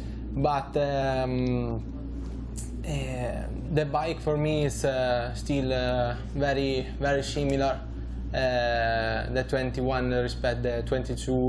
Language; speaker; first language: English; non-native, learner; Italian